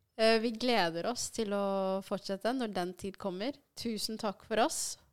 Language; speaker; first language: Norwegian; early bilingual, other home language; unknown